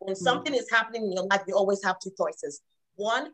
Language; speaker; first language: English; non-native, local second language; Igbo